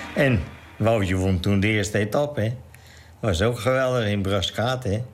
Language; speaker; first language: Dutch; native; Dutch